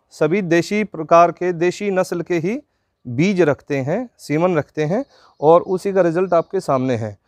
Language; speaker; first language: Hindi; native; Hindi